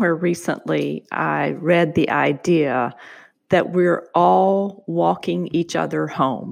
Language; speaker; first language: English; native; English